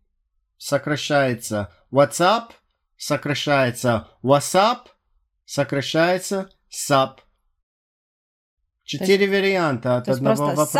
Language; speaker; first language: Russian; non-native, fluent; English